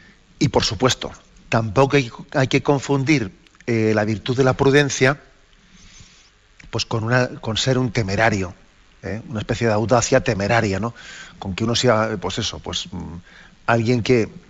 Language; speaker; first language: Spanish; native; Spanish